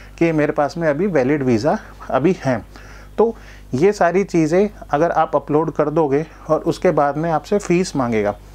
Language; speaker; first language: Hindi; non-native, local second language; Gujarati